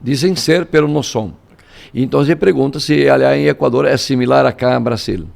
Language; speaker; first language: Spanish; non-native, fluent; Portuguese